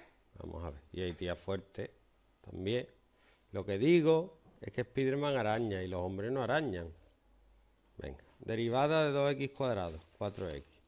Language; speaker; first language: Spanish; native; Spanish